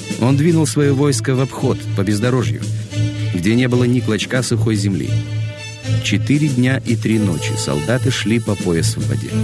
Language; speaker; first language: Russian; native; Russian